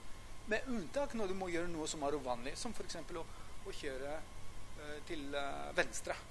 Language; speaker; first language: Norwegian; non-native, fluent; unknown